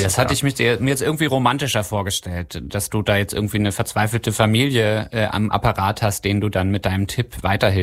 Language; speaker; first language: German; native; German